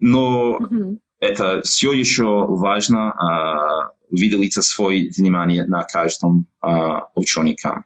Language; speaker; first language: Russian; non-native, learner; English